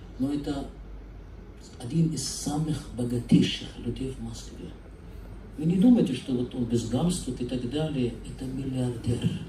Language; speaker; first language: Russian; non-native, fluent; Arabic